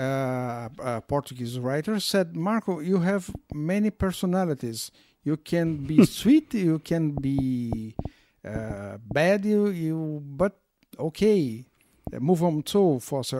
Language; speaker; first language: English; non-native, learner; Portuguese